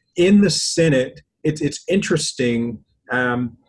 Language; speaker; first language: English; native; English